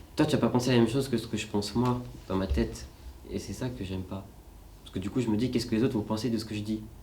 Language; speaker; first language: French; native; French